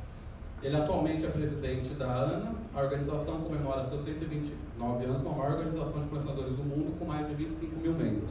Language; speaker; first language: Portuguese; native; Portuguese